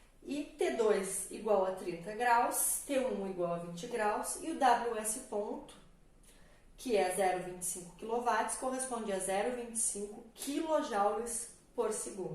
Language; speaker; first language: Portuguese; native; Portuguese